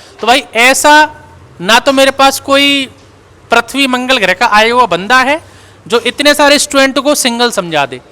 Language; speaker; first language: Hindi; native; Hindi